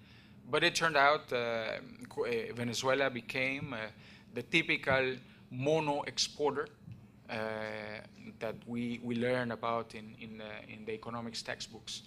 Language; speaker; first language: English; non-native, fluent; Spanish